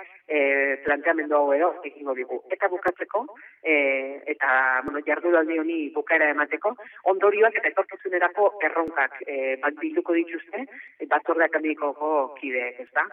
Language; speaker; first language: Basque; native; Basque